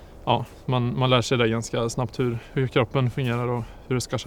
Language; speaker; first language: Swedish; native; Swedish